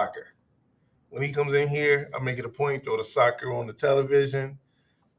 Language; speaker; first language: English; native; English